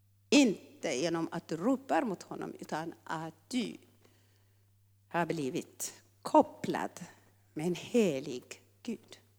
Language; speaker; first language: Swedish; non-native, fluent; Tigrinya